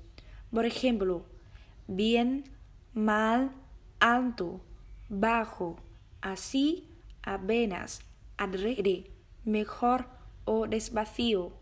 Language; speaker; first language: Spanish; non-native, learner; Vietnamese